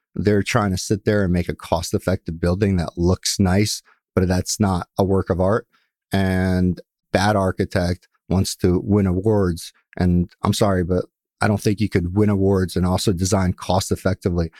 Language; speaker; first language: English; early bilingual, other home language; Russian